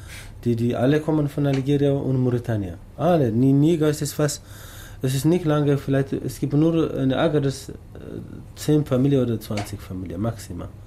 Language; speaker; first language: German; non-native, learner; Tamasheq